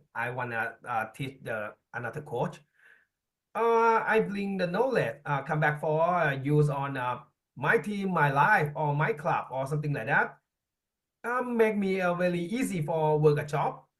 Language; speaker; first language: English; non-native, learner; Thai